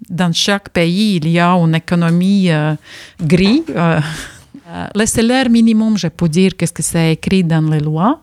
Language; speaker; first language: French; non-native, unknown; Latvian